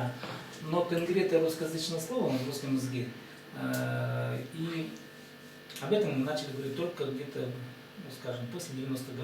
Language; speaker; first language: Russian; native; Russian